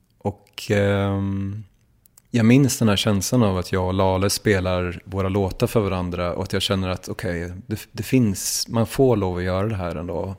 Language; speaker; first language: Swedish; native; Swedish